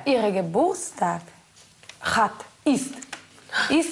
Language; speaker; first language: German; non-native, learner; Russian